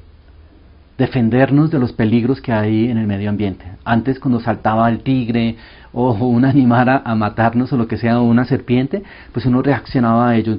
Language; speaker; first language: Spanish; early bilingual, other home language; Korean